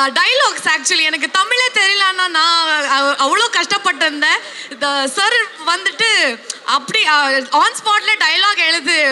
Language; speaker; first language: Tamil; non-native, local second language; Kannada